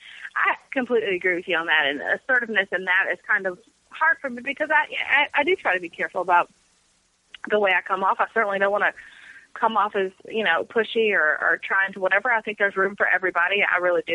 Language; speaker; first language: English; native; English